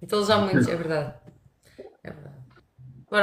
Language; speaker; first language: Portuguese; native; Portuguese